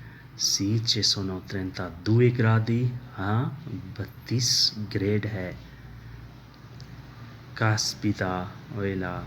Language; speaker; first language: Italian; non-native, learner; Urdu